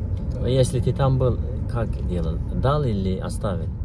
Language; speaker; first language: Russian; non-native, learner; Turkish